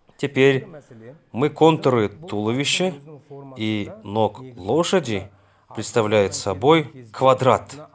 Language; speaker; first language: Russian; non-native, local second language; Kazakh